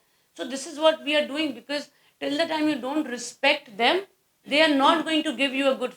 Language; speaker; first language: Hindi; native; Hindi